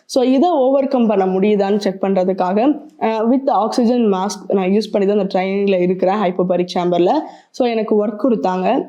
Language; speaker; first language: Tamil; native; Tamil